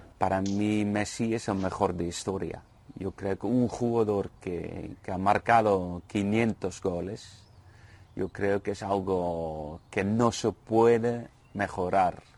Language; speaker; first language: Spanish; non-native, fluent; Dutch